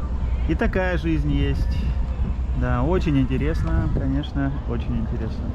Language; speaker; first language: Russian; native; Russian